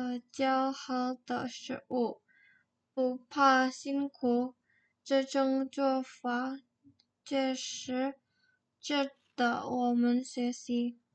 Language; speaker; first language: Chinese; non-native, learner; Indonesian